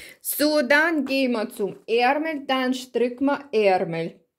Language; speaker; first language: German; non-native, learner; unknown